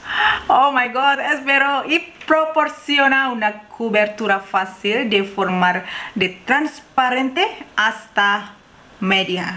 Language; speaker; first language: Spanish; non-native, learner; Indonesian